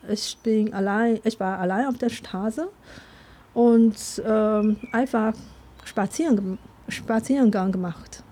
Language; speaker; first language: German; non-native, fluent; Chinese